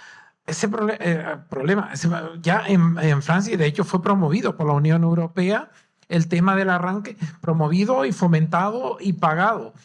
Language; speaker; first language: Spanish; native; Spanish